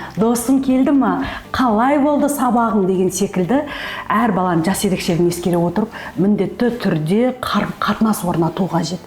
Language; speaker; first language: Kazakh; native; Kazakh